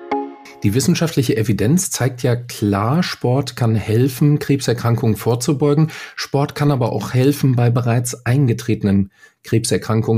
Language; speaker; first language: German; native; German